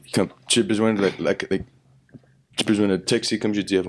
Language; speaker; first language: French; non-native, local second language; English